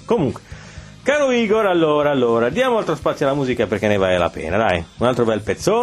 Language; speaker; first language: Italian; native; Italian